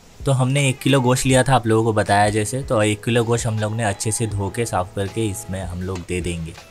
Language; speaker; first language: Hindi; native; Hindi